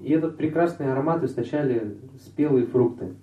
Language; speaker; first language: Russian; native; Russian